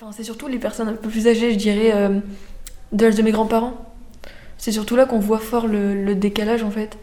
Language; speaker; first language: French; native; French